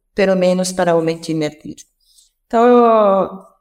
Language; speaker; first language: Portuguese; non-native, fluent; French